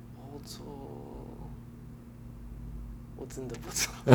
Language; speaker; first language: Chinese; early bilingual, heritage; English